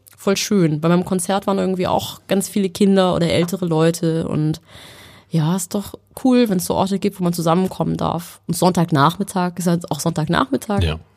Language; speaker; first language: German; native; German